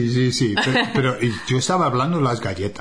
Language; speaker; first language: Spanish; non-native, fluent; English